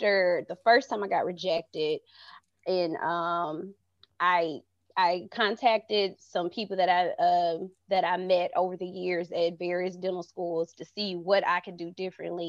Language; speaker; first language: English; native; English